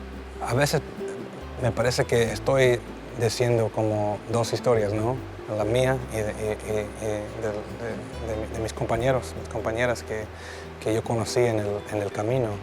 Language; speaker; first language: Spanish; early bilingual, heritage; Spanish